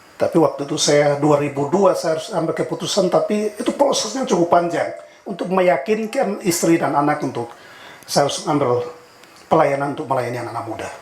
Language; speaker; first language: Indonesian; native; Indonesian